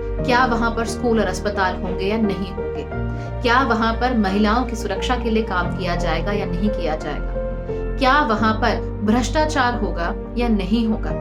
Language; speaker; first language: Hindi; native; Hindi